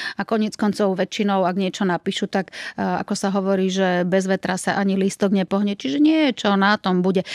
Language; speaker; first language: Slovak; native; Slovak